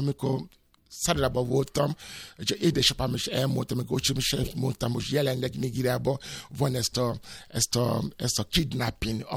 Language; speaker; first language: Hungarian; non-native, fluent; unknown